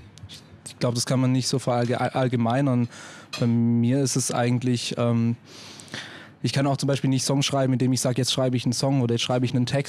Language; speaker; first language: German; native; German